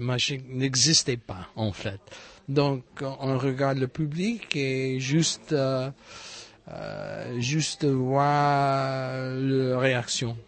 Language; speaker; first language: French; non-native, learner; English